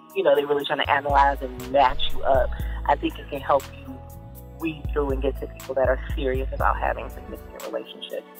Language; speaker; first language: English; native; English